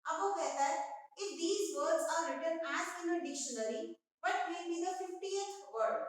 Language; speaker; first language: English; non-native, local second language; Hindi